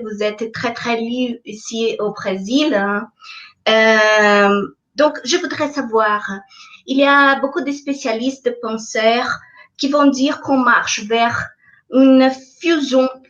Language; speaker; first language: French; non-native, fluent; Portuguese